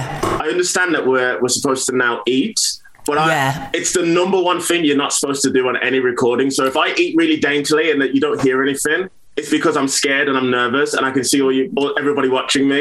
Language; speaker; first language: English; native; English